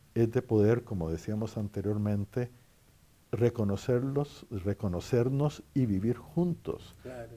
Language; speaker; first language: Spanish; native; Spanish